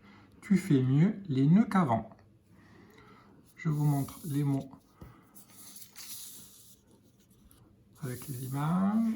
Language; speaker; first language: French; native; French